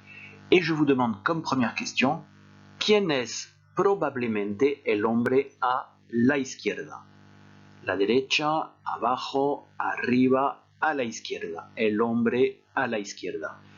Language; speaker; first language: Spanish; non-native, fluent; French